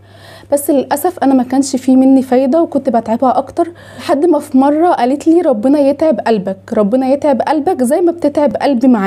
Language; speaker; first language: Arabic; native; Arabic